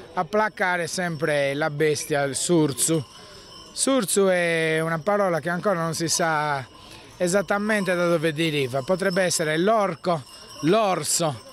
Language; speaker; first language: Italian; native; Italian